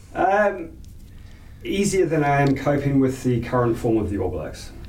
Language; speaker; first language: English; native; English